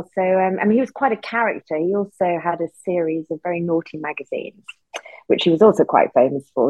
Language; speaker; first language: English; native; English